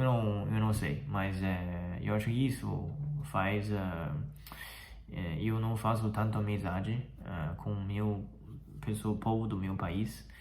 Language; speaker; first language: Portuguese; non-native, fluent; Chinese